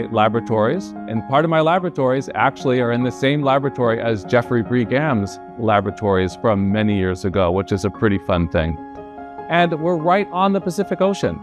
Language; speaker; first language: English; native; English